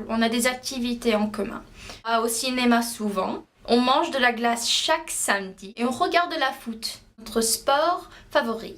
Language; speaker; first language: French; non-native, learner; English